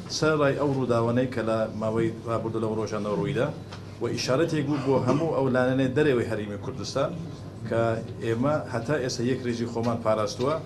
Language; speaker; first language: Central Kurdish; non-native, local second language; Turkish